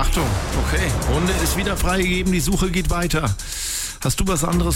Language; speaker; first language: German; native; German